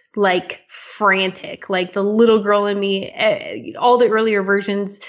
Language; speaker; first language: English; native; English